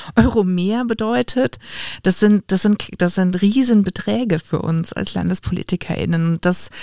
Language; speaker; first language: German; native; German